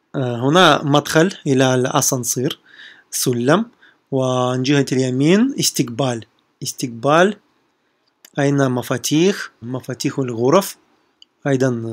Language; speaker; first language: Arabic; non-native, fluent; Russian